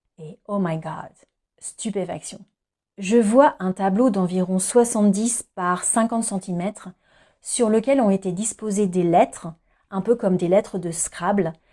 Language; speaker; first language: French; native; French